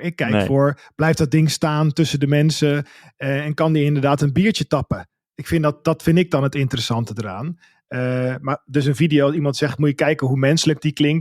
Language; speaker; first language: Dutch; native; Dutch